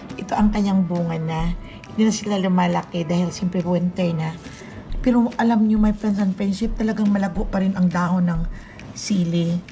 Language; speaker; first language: Filipino; non-native, local second language; Cebuano